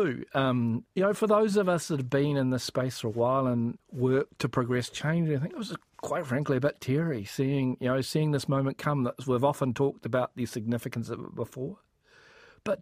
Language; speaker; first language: English; native; English